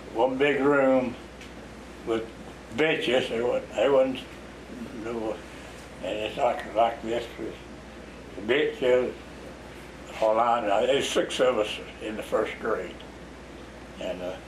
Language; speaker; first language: English; native; English